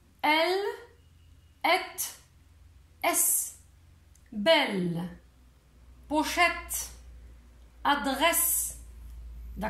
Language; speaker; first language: French; non-native, local second language; Arabic